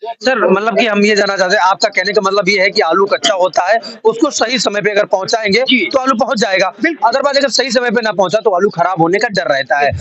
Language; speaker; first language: Hindi; native; Hindi